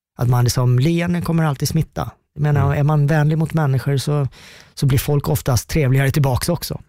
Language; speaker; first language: Swedish; native; Swedish